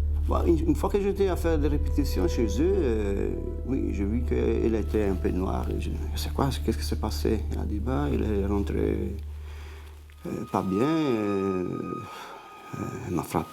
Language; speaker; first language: French; non-native, fluent; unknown